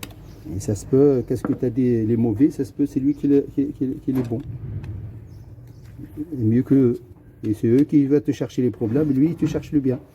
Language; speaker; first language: French; non-native, fluent; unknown